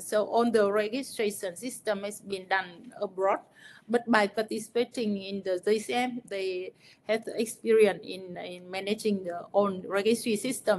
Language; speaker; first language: English; non-native, fluent; Vietnamese